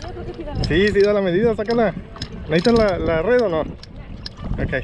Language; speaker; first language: Spanish; native; Spanish